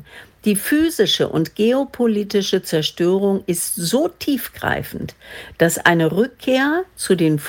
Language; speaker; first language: German; native; German